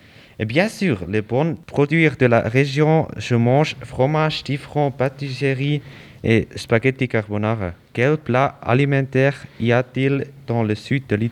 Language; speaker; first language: French; non-native, learner; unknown